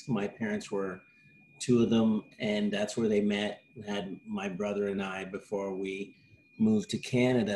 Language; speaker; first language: English; native; English